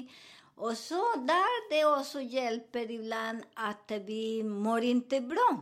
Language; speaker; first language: Swedish; non-native, fluent; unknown